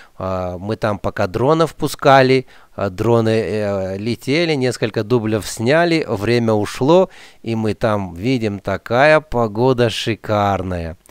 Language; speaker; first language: Russian; non-native, fluent; Azerbaijani